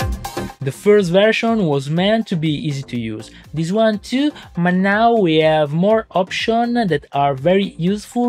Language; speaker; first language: English; non-native, fluent; Italian